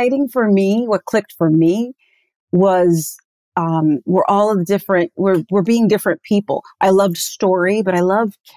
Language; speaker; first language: English; native; English